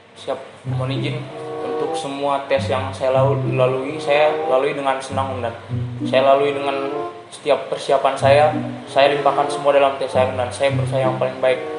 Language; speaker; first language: Indonesian; native; Indonesian